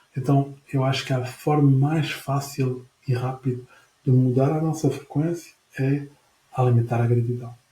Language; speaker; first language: Portuguese; non-native, fluent; French